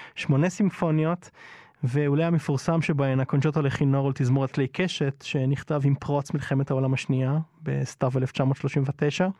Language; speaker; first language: Hebrew; native; Hebrew